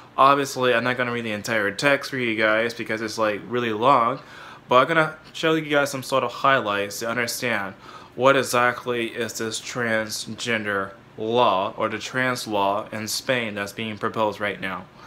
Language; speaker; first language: English; native; English